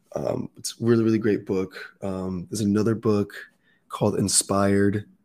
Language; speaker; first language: English; native; English